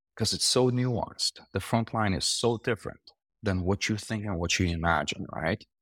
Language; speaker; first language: English; non-native, fluent; Romanian